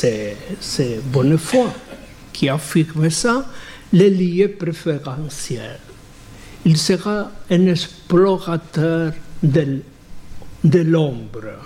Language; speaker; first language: French; non-native, fluent; Spanish